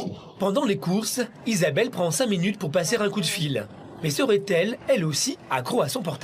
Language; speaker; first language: French; native; French